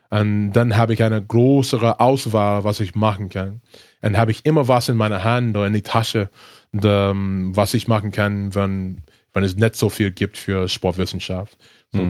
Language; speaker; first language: German; non-native, learner; English